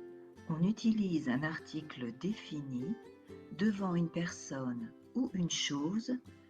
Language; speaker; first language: French; non-native, learner; Spanish